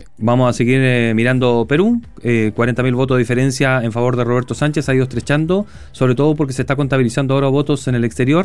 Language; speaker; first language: Spanish; native; Spanish